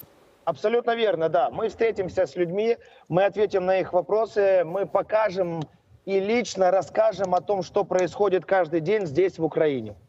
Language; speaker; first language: Russian; native; Russian